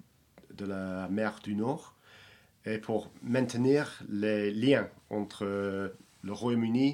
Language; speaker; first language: French; non-native, fluent; English